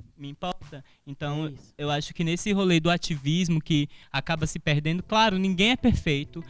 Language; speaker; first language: Portuguese; native; Portuguese